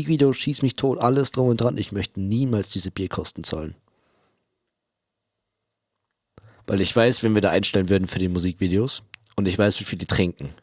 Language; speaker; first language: German; native; German